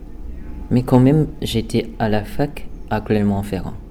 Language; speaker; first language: French; non-native, learner; Japanese